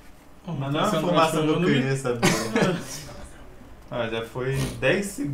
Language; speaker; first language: Portuguese; native; Portuguese